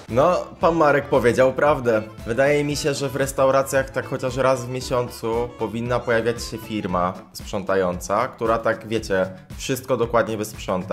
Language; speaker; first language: Polish; native; Polish